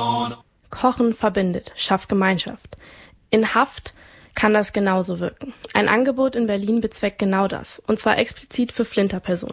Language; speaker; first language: German; native; German